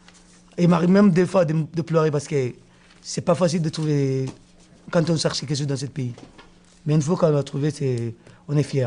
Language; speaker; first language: French; non-native, fluent; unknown